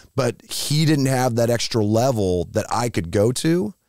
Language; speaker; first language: English; native; English